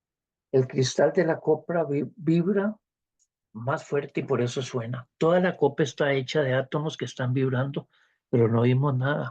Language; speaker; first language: Spanish; native; Spanish